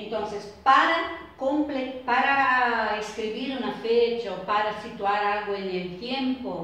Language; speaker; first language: Spanish; non-native, fluent; Portuguese